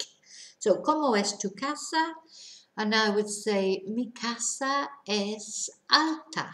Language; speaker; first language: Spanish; non-native, fluent; English